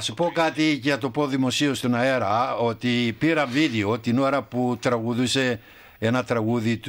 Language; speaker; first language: Greek; native; Greek